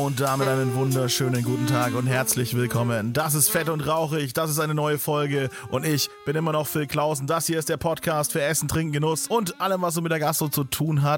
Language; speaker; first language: German; native; German